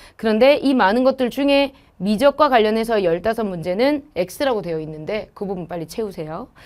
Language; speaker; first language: Korean; native; Korean